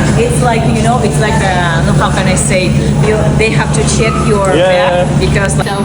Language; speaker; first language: English; non-native, learner; Russian